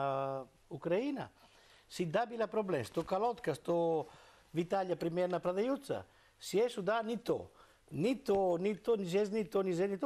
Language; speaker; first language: Russian; non-native, learner; Italian